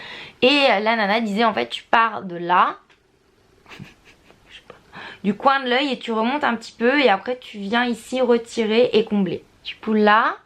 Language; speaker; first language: French; native; French